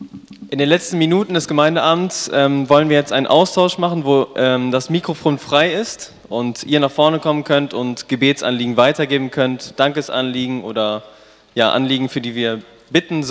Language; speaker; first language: German; native; German